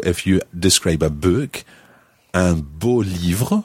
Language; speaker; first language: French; non-native, fluent; English